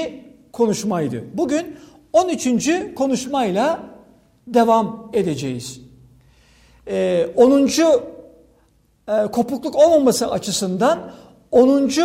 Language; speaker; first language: Turkish; native; Turkish